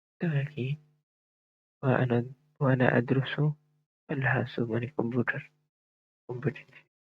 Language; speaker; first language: Arabic; non-native, fluent; Bangla